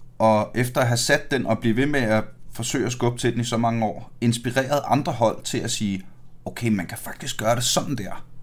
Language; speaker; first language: Danish; native; Danish